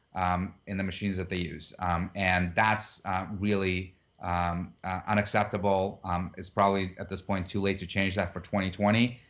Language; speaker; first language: English; non-native, fluent; Russian